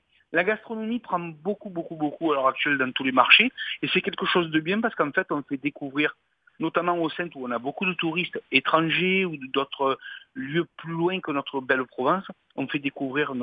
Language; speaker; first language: French; native; French